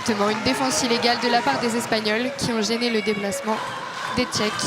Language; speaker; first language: French; native; French